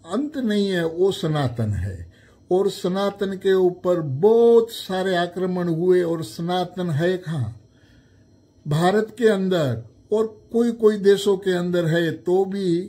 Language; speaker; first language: Hindi; non-native, local second language; Gujarati